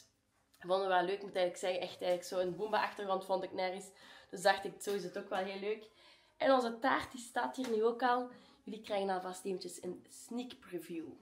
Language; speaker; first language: Dutch; native; Dutch